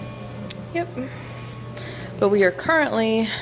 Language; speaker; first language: English; native; English